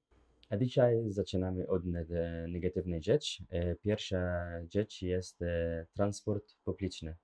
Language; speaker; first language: Polish; non-native, learner; Arabic